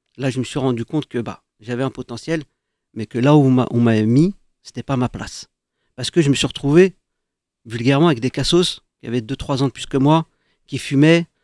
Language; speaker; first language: French; early bilingual, other home language; Arabic